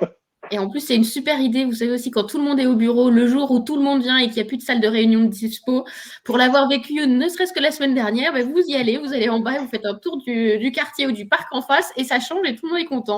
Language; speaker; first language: French; native; French